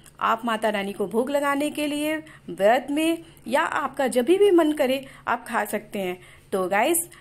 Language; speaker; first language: Hindi; native; Hindi